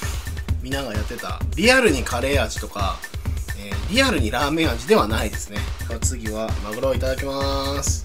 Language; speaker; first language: Japanese; native; Japanese